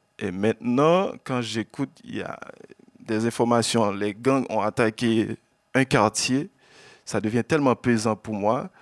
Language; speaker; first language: French; non-native, local second language; Haitian Creole